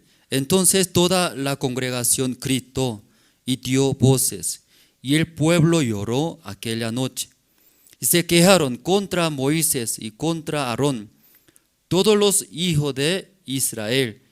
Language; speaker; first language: Spanish; non-native, learner; Korean